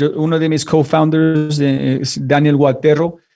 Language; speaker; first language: Spanish; non-native, fluent; English